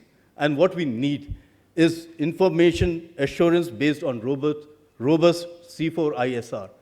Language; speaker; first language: English; non-native, local second language; Hindi